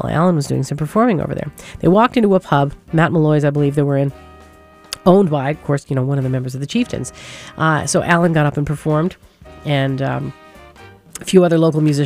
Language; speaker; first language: English; native; English